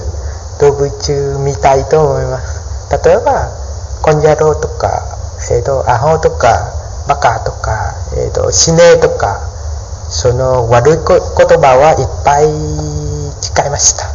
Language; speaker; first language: Japanese; non-native, learner; Vietnamese